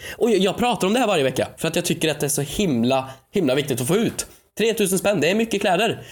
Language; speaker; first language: Swedish; native; Swedish